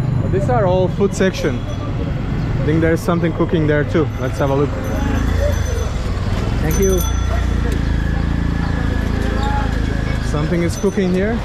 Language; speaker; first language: English; non-native, fluent; Azerbaijani